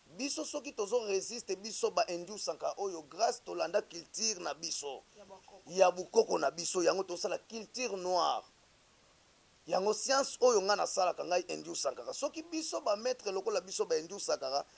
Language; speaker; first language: Lingala; non-native, local second language; Kongo